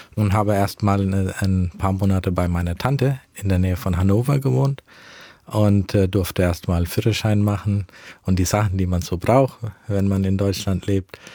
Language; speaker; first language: German; early bilingual, heritage; German